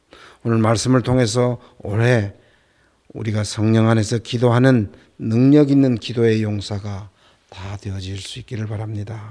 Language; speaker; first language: Korean; native; Korean